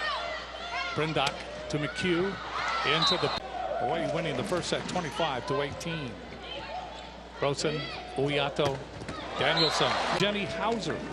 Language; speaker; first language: English; native; English